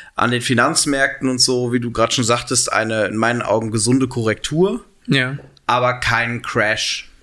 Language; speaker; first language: German; native; German